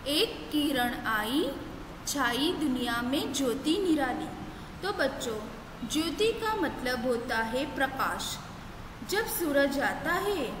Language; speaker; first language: Hindi; non-native, local second language; Gujarati